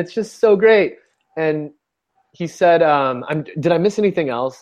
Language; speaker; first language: English; native; English